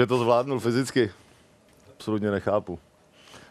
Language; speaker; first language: Czech; native; Czech